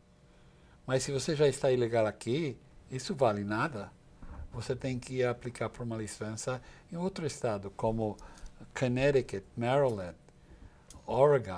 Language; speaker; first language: Portuguese; non-native, fluent; English